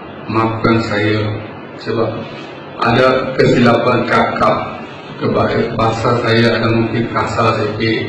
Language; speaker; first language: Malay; non-native, fluent; Bangla